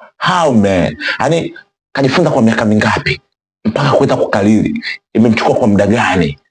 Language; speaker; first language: Swahili; native; Swahili